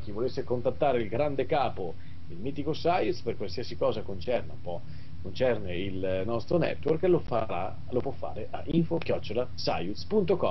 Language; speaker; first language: Italian; native; Italian